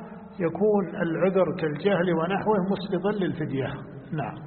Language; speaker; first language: Arabic; native; Arabic